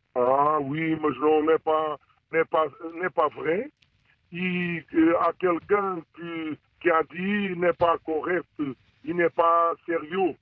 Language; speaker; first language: French; non-native, learner; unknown